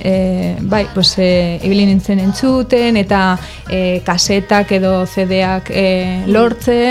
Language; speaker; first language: Basque; non-native, local second language; Spanish